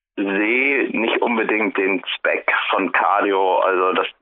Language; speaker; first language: German; native; German